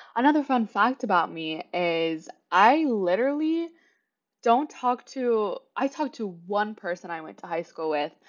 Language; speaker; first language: English; native; English